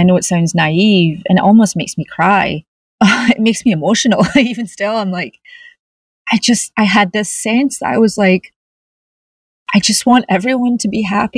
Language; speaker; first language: English; native; English